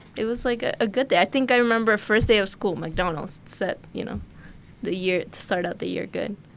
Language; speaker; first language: English; early bilingual, other home language; Spanish